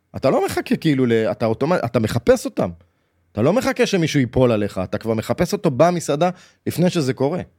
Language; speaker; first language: Hebrew; native; Hebrew